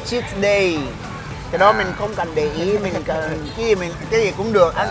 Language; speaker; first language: Vietnamese; non-native, fluent; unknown